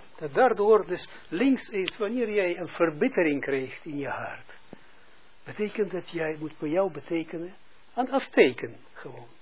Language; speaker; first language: Dutch; non-native, fluent; Russian